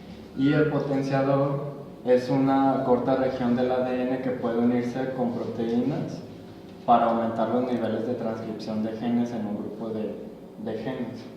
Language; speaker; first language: Spanish; native; Spanish